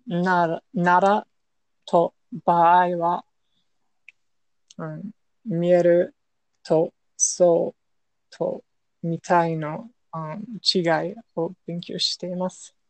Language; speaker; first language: Japanese; non-native, learner; English